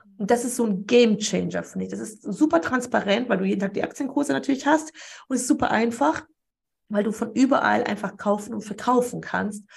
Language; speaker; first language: German; early bilingual, other home language; Polish